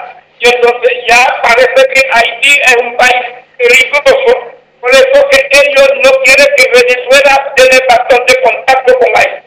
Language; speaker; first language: Spanish; non-native, fluent; Haitian Creole